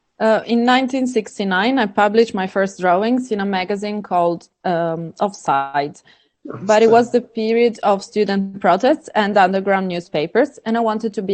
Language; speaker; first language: English; non-native, fluent; Italian